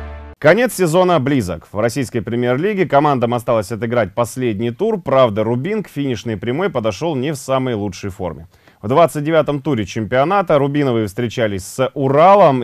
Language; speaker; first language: Russian; native; Russian